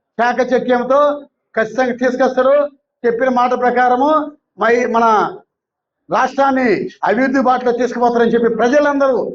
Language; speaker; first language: Telugu; native; Telugu